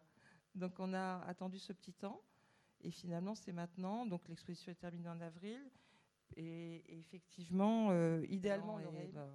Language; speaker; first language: French; native; French